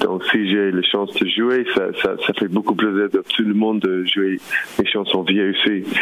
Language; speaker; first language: French; non-native, learner; English